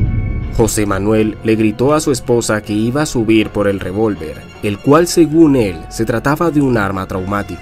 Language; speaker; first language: Spanish; native; Spanish